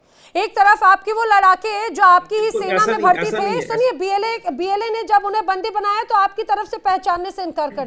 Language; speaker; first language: Hindi; native; Hindi